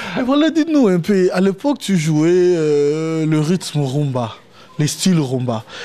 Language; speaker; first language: French; non-native, local second language; Lingala